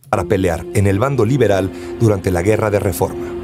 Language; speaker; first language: Spanish; native; Spanish